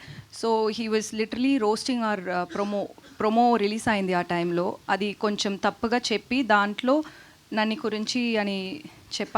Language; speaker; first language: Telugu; non-native, learner; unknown